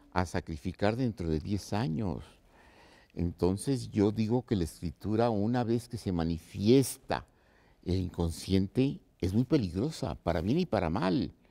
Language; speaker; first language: Spanish; native; Spanish